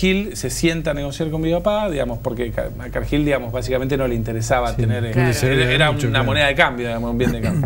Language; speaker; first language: Spanish; native; Spanish